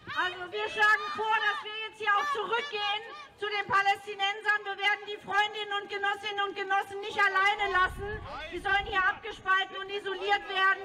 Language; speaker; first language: German; native; German